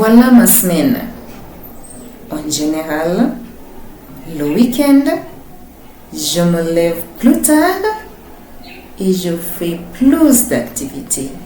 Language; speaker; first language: French; non-native, fluent; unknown